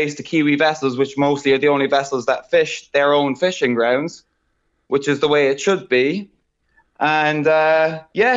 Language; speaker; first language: English; native; English